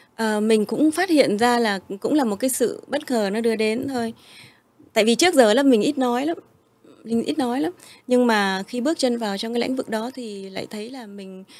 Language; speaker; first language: Vietnamese; early bilingual, heritage; Vietnamese